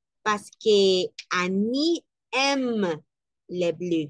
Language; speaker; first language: French; non-native, learner; Spanish